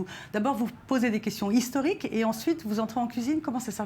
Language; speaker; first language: French; native; French